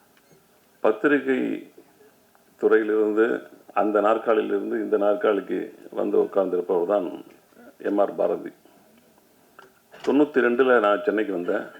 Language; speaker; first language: Tamil; native; Tamil